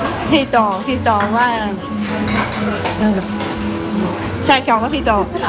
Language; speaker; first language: Japanese; non-native, learner; Vietnamese